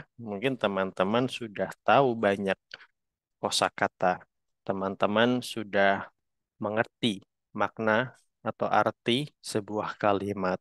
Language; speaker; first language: Indonesian; native; Indonesian